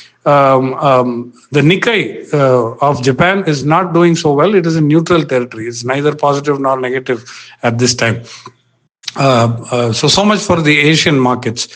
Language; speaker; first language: English; non-native, local second language; Tamil